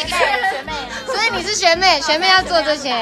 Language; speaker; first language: Chinese; native; Chinese